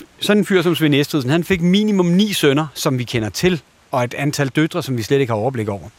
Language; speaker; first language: Danish; native; Danish